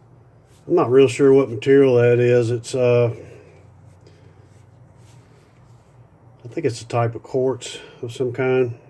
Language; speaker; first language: English; native; English